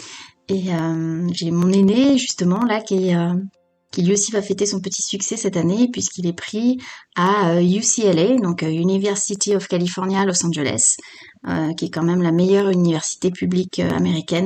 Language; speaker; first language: French; native; French